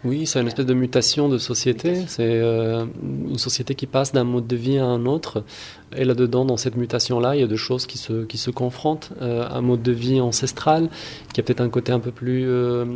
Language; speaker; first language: French; non-native, local second language; Arabic